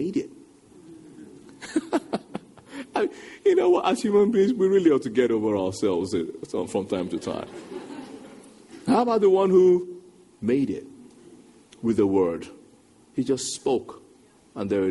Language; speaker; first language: English; non-native, local second language; Yoruba